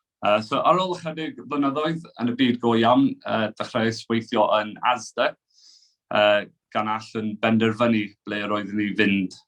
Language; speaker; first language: Welsh; non-native, local second language; English